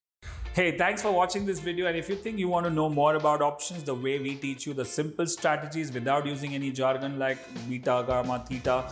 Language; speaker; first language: English; non-native, local second language; Hindi